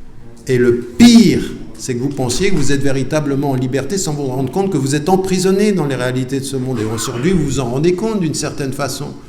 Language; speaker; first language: French; native; French